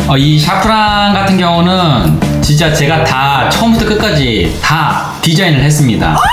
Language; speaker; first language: Korean; native; Korean